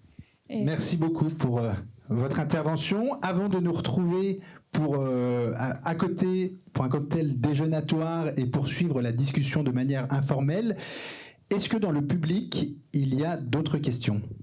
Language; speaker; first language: French; native; French